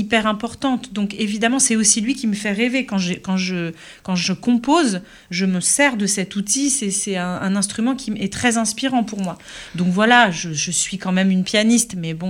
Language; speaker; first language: French; native; French